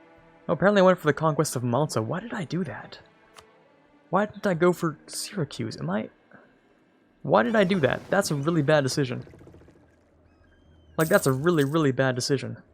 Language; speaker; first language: English; native; English